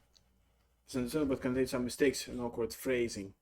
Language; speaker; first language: English; non-native, fluent; Russian